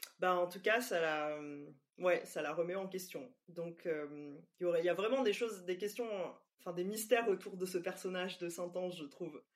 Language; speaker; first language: French; native; French